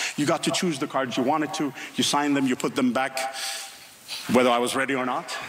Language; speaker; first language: English; non-native, fluent; Finnish